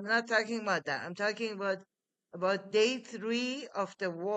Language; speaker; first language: English; non-native, fluent; Persian